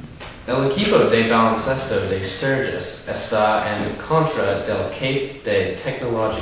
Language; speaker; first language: Spanish; non-native, learner; English